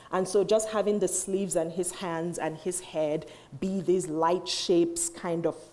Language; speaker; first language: English; non-native, local second language; Igbo